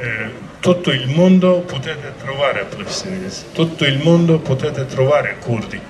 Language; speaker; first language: Italian; non-native, learner; Kurdish